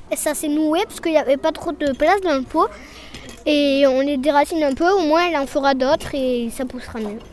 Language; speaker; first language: French; native; French